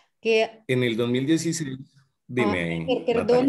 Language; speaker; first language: Spanish; native; Spanish